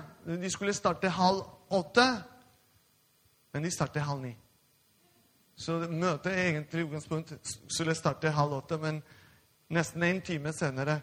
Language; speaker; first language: Norwegian; non-native, fluent; Spanish